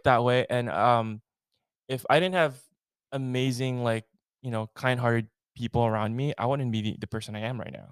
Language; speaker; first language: English; non-native, local second language; Filipino